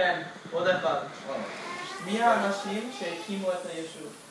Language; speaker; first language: Hebrew; non-native, learner; English